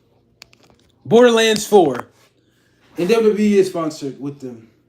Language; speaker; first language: English; native; English